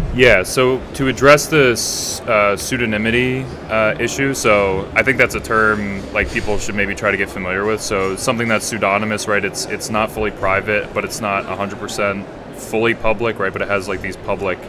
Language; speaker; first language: English; native; English